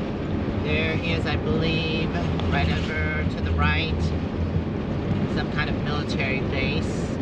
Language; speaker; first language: English; native; English